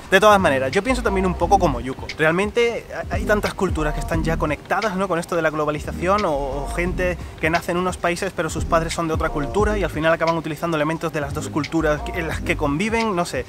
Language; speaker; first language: Spanish; native; Spanish